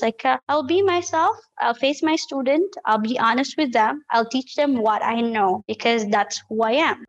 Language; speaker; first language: English; non-native, local second language; Filipino